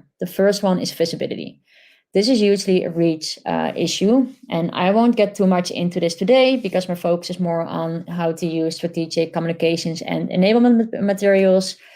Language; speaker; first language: English; non-native, fluent; Dutch